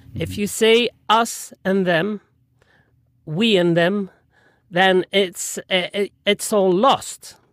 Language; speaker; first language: English; non-native, fluent; French